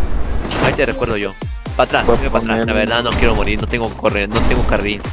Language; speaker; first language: Spanish; native; Spanish